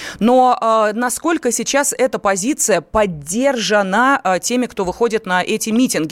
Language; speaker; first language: Russian; native; Russian